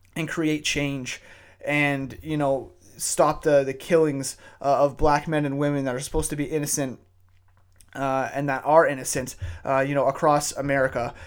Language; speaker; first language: English; native; English